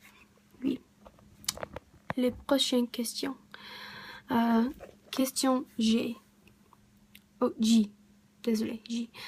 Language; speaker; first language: French; non-native, learner; English